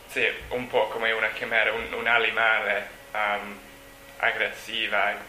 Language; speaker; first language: Italian; non-native, learner; English